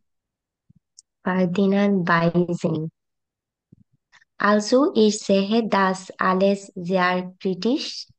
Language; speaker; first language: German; non-native, learner; Bangla